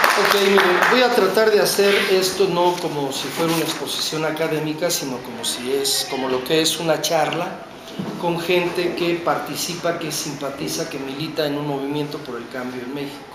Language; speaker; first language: Spanish; native; Spanish